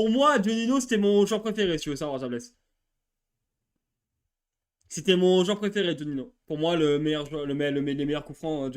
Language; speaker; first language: French; native; French